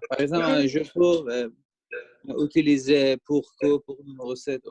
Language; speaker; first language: French; non-native, learner; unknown